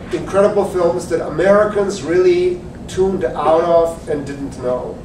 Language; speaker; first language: English; early bilingual, other home language; Czech